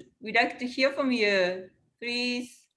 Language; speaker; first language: English; non-native, learner; Japanese